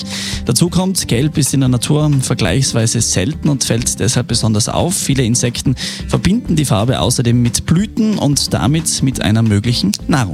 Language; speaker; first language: German; native; German